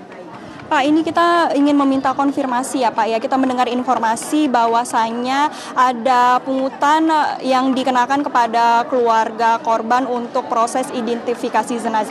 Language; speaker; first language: Indonesian; native; Indonesian